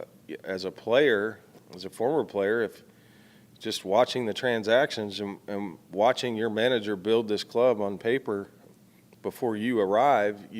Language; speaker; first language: English; native; English